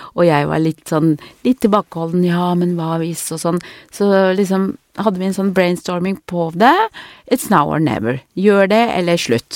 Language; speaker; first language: Norwegian; early bilingual, other home language; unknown